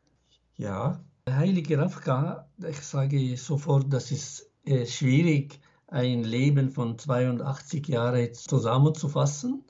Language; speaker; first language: German; non-native, fluent; Arabic